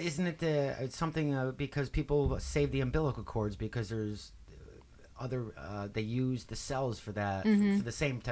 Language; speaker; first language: English; native; English